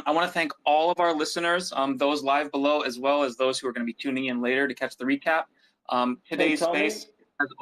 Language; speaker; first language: English; native; English